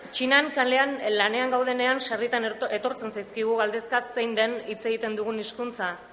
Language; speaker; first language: Basque; non-native, local second language; Spanish